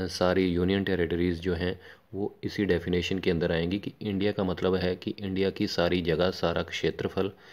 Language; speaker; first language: Hindi; non-native, local second language; Punjabi